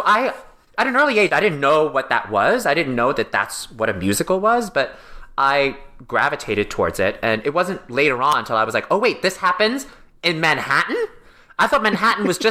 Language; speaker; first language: English; native; English